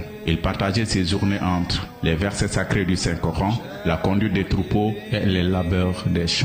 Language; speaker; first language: French; non-native, local second language; Wolof